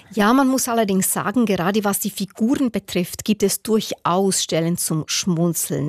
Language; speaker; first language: German; native; German